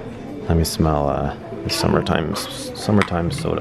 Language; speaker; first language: English; native; English